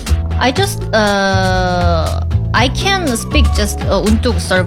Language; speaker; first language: English; non-native, learner; Korean